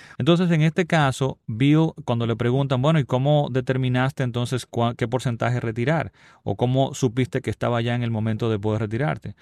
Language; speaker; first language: Spanish; native; Spanish